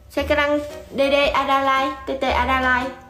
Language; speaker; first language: Indonesian; non-native, learner; Vietnamese